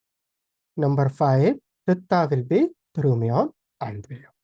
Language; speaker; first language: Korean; non-native, fluent; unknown